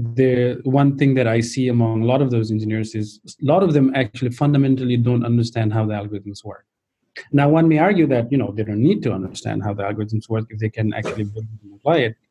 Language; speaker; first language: English; non-native, local second language; Nepali